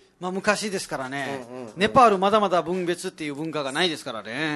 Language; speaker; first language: Japanese; non-native, fluent; Nepali